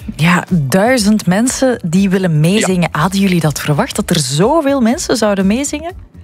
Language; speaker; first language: Dutch; native; Dutch